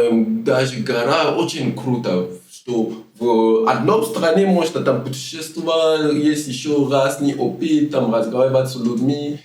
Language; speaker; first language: Russian; non-native, learner; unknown